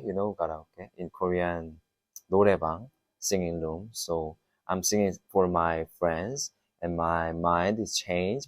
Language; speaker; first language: English; non-native, learner; Korean